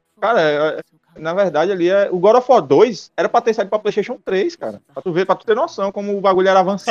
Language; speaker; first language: Portuguese; native; Portuguese